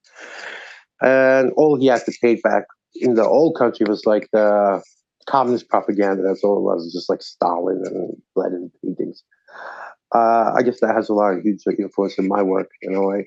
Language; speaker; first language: English; non-native, fluent; Azerbaijani